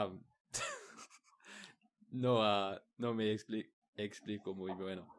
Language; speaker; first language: Spanish; non-native, learner; English